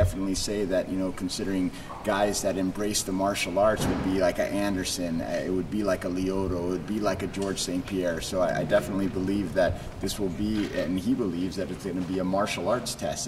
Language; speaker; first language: English; non-native, fluent; Portuguese